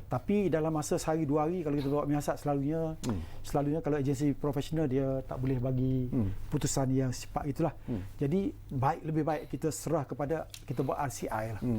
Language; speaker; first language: Malay; native; Malay